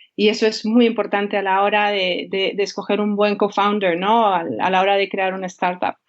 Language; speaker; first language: Spanish; native; Spanish